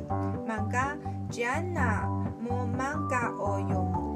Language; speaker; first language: Japanese; non-native, learner; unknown